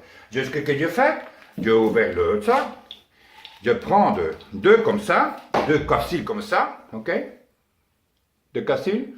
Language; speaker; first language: French; non-native, learner; Spanish